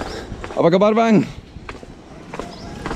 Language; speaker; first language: Indonesian; non-native, learner; English